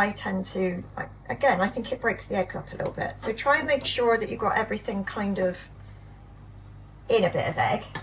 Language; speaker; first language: English; native; English